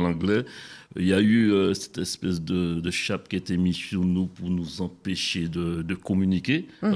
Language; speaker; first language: French; native; French